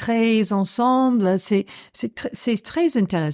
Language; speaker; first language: French; non-native, fluent; English